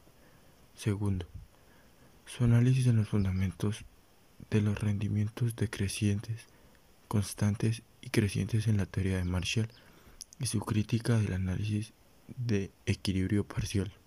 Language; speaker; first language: Spanish; native; Spanish